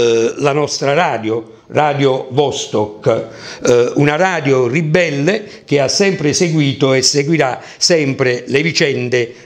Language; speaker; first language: Italian; native; Italian